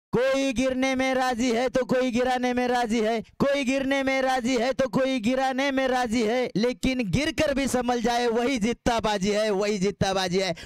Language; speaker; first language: Hindi; non-native, local second language; Marathi